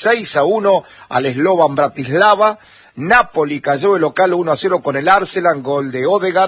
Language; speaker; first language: Spanish; native; Spanish